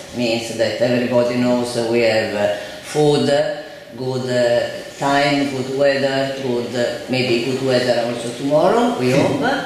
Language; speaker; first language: English; non-native, fluent; Italian